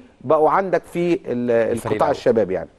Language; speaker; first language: Arabic; native; Arabic